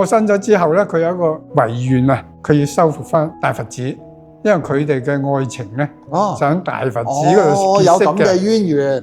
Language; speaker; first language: Cantonese; native; Cantonese